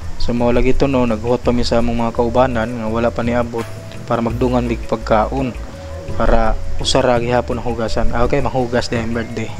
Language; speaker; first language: Cebuano; native; Cebuano